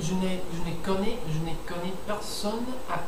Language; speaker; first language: French; non-native, learner; English